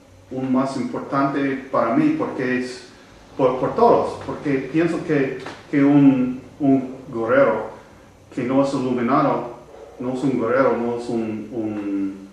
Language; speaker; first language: Spanish; non-native, learner; English